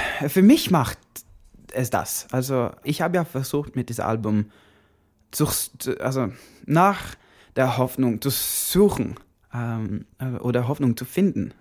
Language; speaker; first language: German; non-native, learner; Norwegian